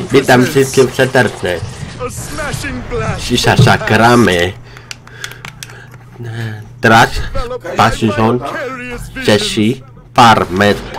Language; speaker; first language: Polish; non-native, learner; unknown